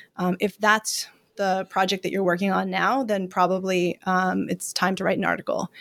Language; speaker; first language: English; native; English